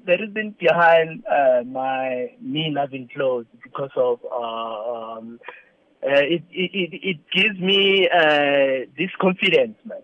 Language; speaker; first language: English; non-native, local second language; Zulu